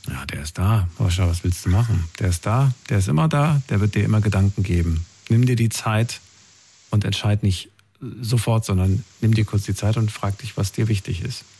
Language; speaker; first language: German; native; German